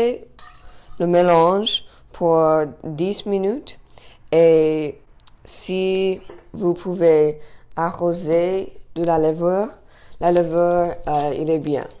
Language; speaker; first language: French; non-native, learner; English